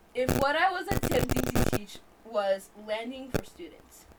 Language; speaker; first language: English; early bilingual, other home language; Spanish